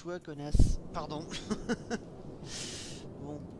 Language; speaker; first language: French; native; French